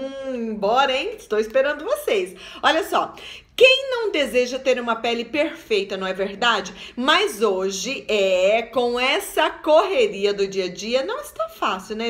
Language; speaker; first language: Portuguese; native; Portuguese